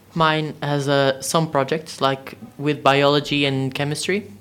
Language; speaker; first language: English; non-native, learner; Portuguese